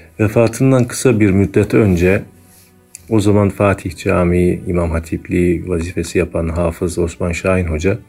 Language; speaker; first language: Turkish; native; Turkish